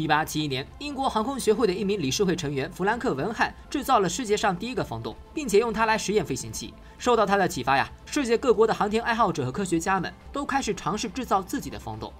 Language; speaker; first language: Chinese; native; Chinese